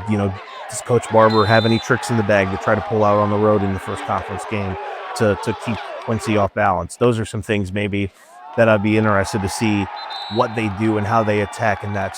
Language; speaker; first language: English; native; English